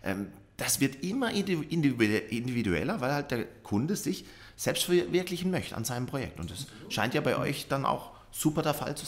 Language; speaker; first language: German; native; German